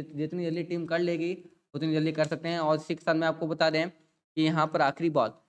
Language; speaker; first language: Hindi; native; Hindi